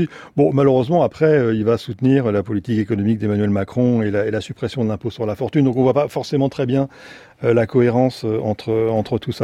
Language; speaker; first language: French; native; French